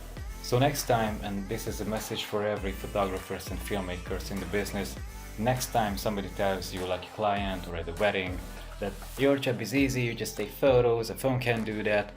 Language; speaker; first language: English; non-native, fluent; Hungarian